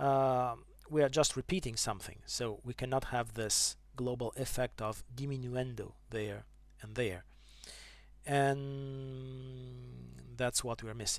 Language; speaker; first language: English; non-native, fluent; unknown